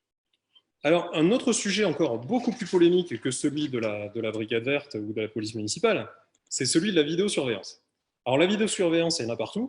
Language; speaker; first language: French; native; French